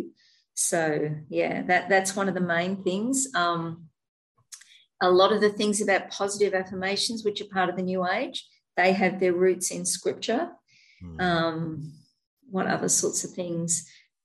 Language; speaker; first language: English; native; English